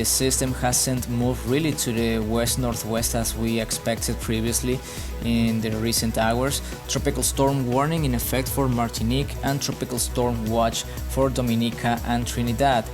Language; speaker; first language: English; non-native, fluent; Spanish